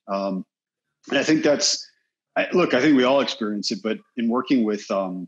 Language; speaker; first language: English; native; English